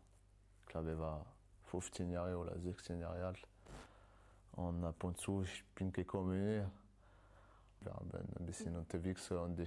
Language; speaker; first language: German; non-native, learner; French